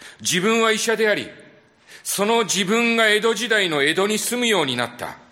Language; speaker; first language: Japanese; native; Japanese